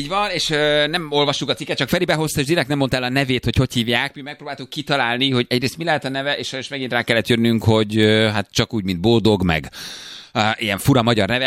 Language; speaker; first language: Hungarian; native; Hungarian